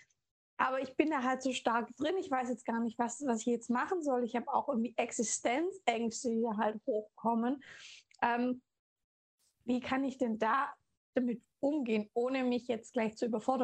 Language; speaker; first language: German; native; German